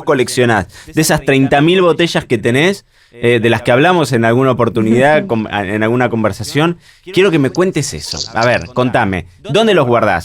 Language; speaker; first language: Spanish; native; Spanish